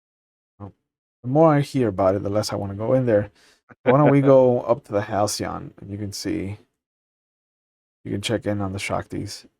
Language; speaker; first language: English; native; English